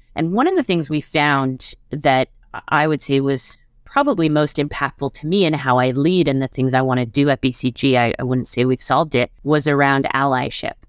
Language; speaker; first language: English; native; English